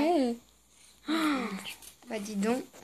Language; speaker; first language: French; native; French